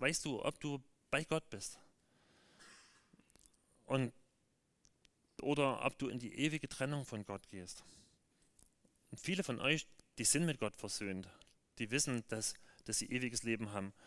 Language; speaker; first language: German; native; German